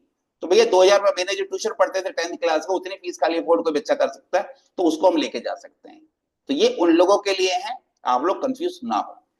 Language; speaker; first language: Hindi; native; Hindi